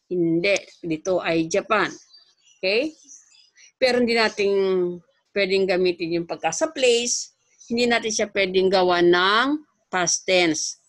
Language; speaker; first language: Filipino; native; Filipino